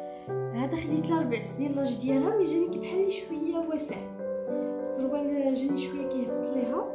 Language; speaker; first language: Arabic; native; Arabic